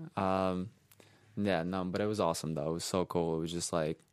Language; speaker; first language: English; native; English